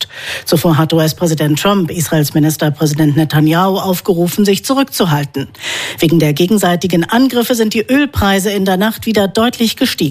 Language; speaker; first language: German; native; German